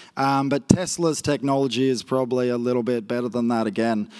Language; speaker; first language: English; native; English